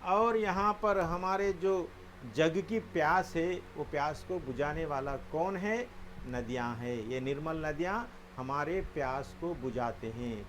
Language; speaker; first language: Hindi; non-native, local second language; Telugu